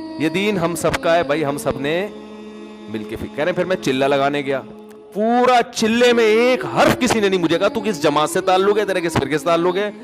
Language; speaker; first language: Urdu; native; Urdu